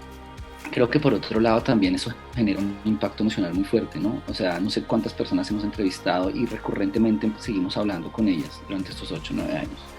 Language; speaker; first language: Spanish; native; Spanish